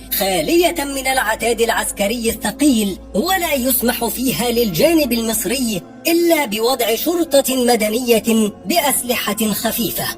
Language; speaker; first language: Arabic; native; Arabic